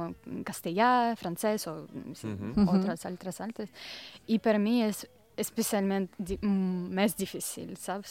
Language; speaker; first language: Catalan; non-native, learner; Russian